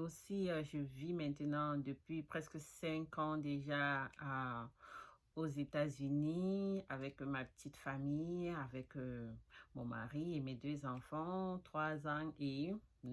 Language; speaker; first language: French; non-native, local second language; Fula